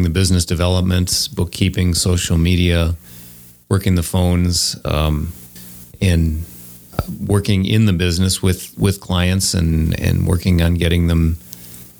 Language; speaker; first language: English; native; English